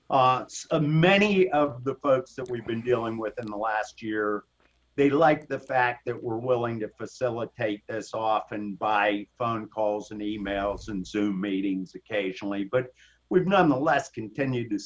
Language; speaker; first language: English; native; English